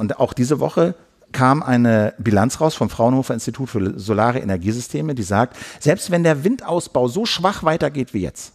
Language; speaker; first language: German; native; German